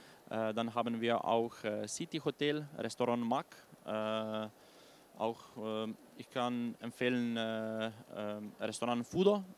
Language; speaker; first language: German; non-native, learner; Slovenian